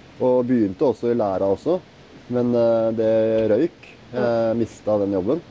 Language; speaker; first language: Norwegian; native; Norwegian